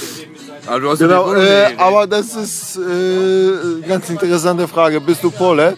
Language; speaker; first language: German; non-native, fluent; Polish